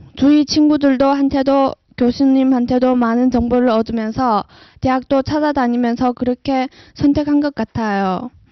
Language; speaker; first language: Korean; non-native, fluent; Chinese